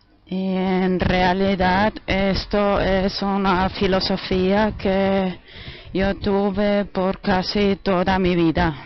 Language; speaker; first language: Spanish; non-native, fluent; German